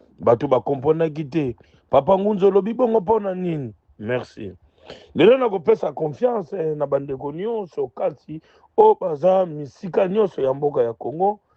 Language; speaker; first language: Lingala; non-native, local second language; Kongo